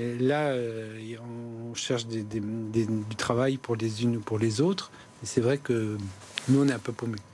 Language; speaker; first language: French; native; French